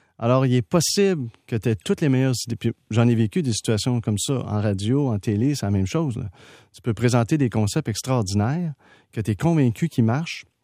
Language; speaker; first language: French; native; French